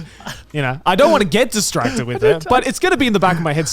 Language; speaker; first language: English; native; English